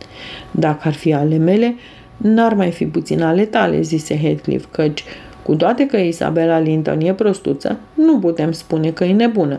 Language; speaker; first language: Romanian; native; Romanian